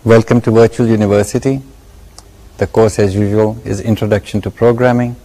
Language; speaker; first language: English; non-native, local second language; Urdu